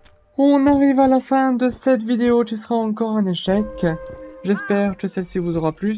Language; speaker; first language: French; native; French